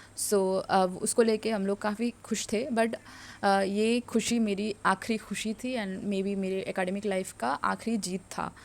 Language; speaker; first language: Hindi; non-native, local second language; Assamese